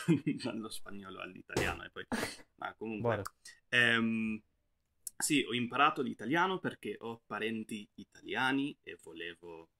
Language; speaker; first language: Spanish; non-native, fluent; English